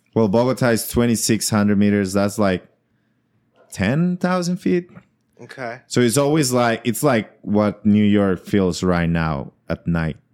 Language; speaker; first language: English; non-native, fluent; Spanish